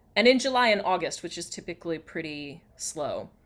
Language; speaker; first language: English; native; English